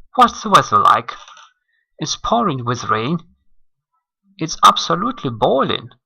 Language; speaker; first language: English; non-native, fluent; Russian